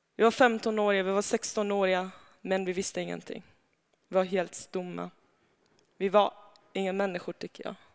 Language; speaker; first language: Swedish; non-native, fluent; Persian